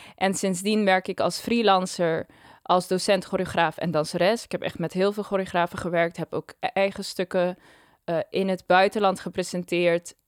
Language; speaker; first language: Dutch; non-native, local second language; Papiamento